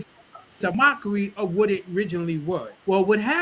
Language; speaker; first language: English; native; English